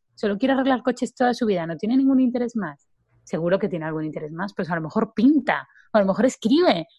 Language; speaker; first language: Spanish; native; Spanish